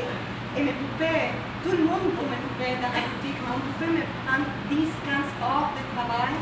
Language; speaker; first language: French; non-native, fluent; Spanish